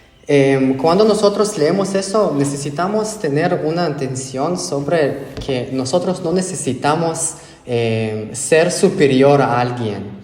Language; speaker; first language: Spanish; non-native, fluent; Hebrew